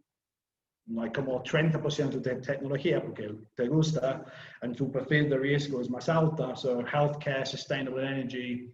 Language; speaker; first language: Spanish; non-native, learner; English